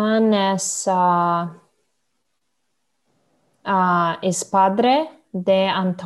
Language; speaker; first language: Spanish; non-native, learner; Russian